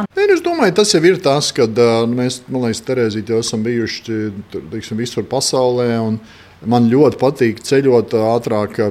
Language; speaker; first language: Latvian; native; Latvian